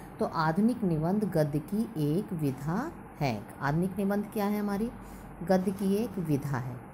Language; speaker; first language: Hindi; native; Hindi